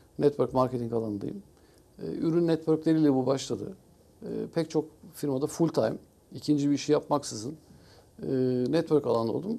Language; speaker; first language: Turkish; early bilingual, heritage; Turkish